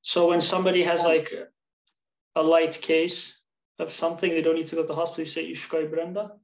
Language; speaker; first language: English; early bilingual, other home language; Albanian